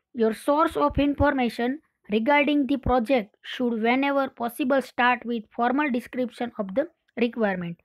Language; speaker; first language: English; non-native, local second language; Gujarati